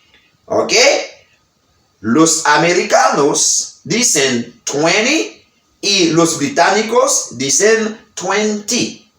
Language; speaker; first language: Spanish; non-native, learner; Haitian Creole